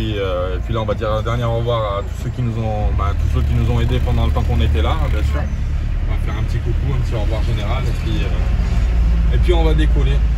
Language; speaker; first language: French; native; French